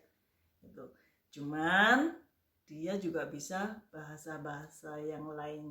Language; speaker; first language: Indonesian; native; Indonesian